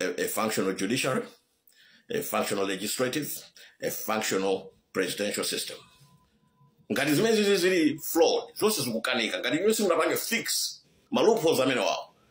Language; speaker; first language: Nyanja; native; Nyanja